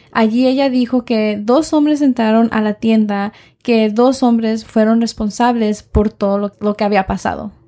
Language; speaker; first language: Spanish; early bilingual, heritage; Spanish